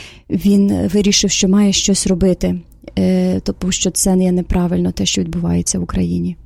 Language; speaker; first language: Ukrainian; native; Ukrainian